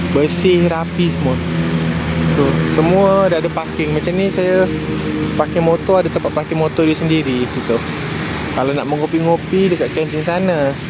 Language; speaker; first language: Malay; non-native, fluent; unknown